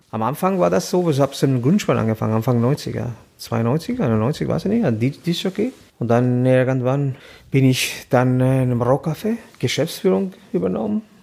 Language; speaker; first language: German; non-native, fluent; Albanian